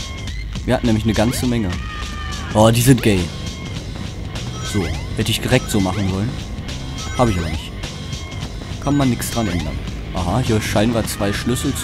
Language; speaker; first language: German; native; German